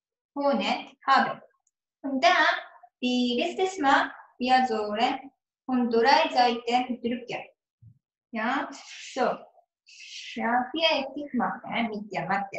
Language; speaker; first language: German; non-native, learner; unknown